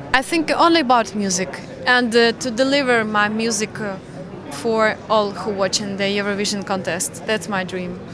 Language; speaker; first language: English; non-native, learner; Ukrainian